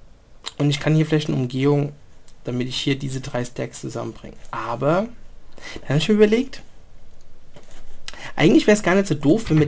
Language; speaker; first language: German; native; German